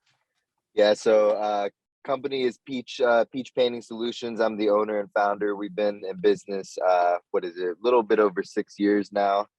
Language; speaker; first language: English; native; English